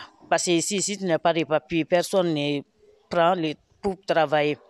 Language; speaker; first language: French; non-native, learner; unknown